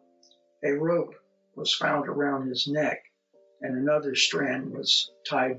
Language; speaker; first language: English; native; English